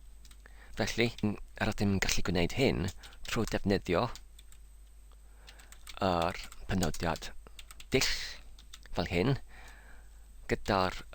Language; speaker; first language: Welsh; non-native, learner; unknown